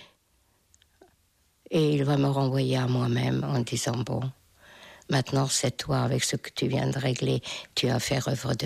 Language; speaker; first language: French; non-native, fluent; Hungarian